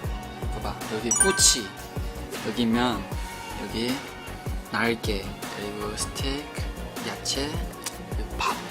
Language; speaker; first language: Korean; non-native, learner; Chinese